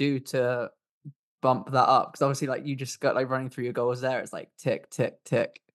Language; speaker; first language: English; native; English